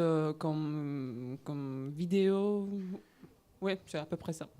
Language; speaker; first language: French; non-native, learner; Polish